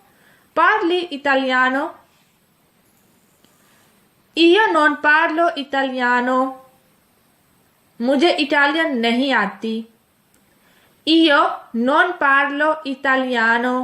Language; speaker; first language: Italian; non-native, fluent; Urdu